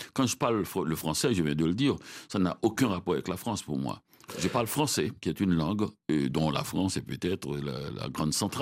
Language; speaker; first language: French; non-native, local second language; Haitian Creole